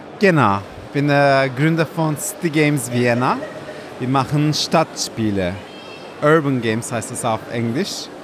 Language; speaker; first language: German; non-native, fluent; Turkish